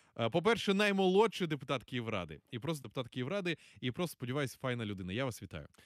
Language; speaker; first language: Ukrainian; native; Ukrainian